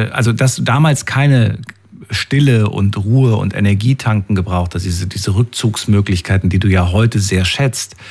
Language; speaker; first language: German; native; German